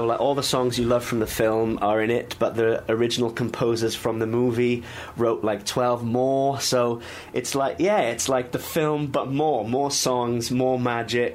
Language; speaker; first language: English; native; English